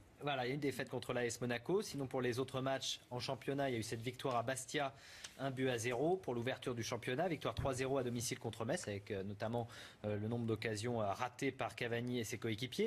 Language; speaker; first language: French; native; French